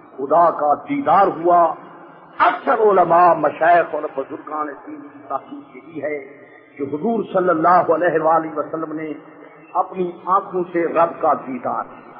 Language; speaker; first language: Urdu; native; Urdu